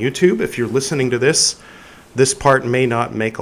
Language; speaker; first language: English; native; English